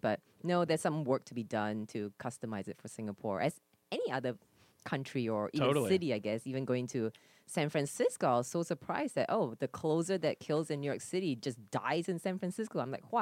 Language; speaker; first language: English; native; English